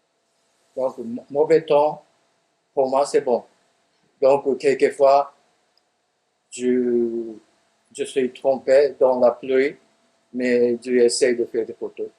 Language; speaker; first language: French; non-native, fluent; Japanese